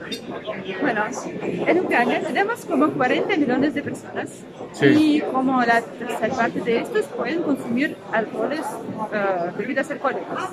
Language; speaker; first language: Spanish; non-native, fluent; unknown